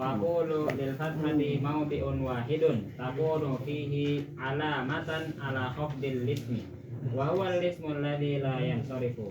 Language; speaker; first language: Arabic; non-native, learner; Indonesian